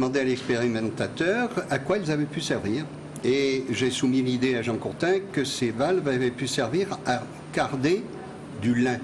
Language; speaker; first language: French; native; French